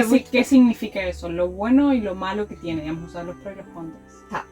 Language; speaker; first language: Spanish; native; Spanish